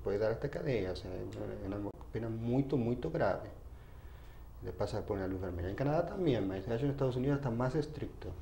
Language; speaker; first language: Portuguese; non-native, fluent; Spanish